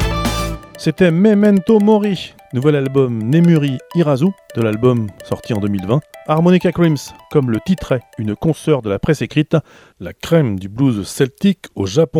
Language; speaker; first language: French; native; French